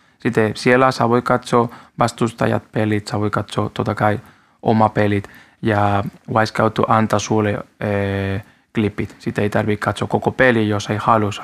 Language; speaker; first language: Finnish; non-native, learner; Spanish